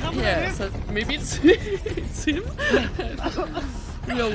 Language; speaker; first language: English; non-native, fluent; French